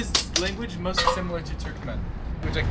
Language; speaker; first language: English; non-native, learner; Hebrew